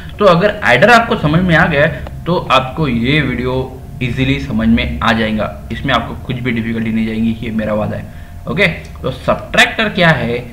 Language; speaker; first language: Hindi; non-native, local second language; Marathi